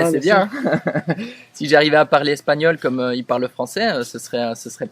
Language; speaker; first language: French; native; French